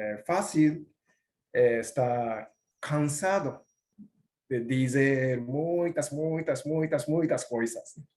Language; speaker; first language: Portuguese; non-native, learner; Japanese